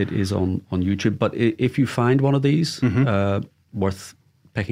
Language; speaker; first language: English; native; English